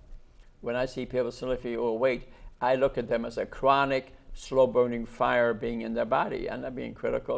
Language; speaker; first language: English; native; English